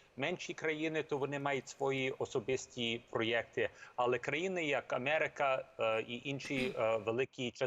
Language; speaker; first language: Ukrainian; early bilingual, heritage; Ukrainian